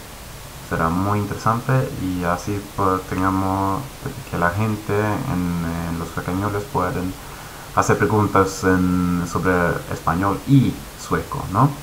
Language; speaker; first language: Spanish; non-native, fluent; Swedish